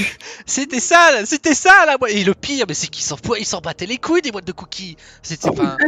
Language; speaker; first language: French; native; French